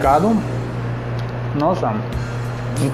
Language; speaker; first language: Portuguese; non-native, learner; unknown